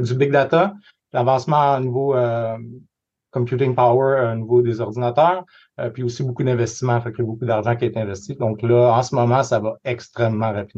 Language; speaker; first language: French; native; French